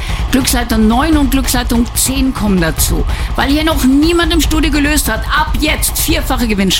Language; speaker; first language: German; native; German